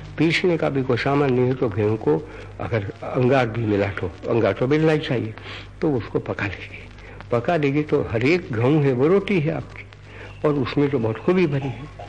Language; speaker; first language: Hindi; non-native, local second language; Gujarati